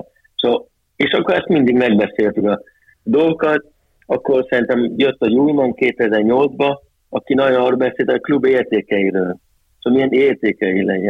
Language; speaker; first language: Hungarian; early bilingual, heritage; Hungarian